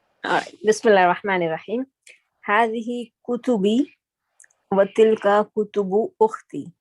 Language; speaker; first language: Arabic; non-native, learner; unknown